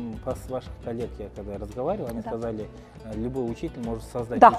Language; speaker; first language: Russian; non-native, local second language; Kyrgyz